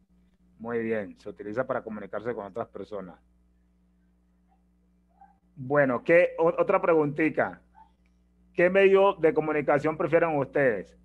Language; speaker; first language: Spanish; native; Spanish